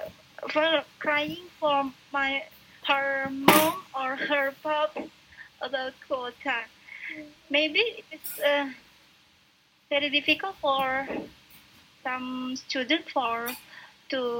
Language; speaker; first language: English; non-native, local second language; Indonesian